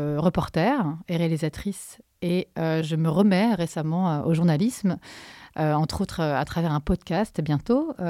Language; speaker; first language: French; native; French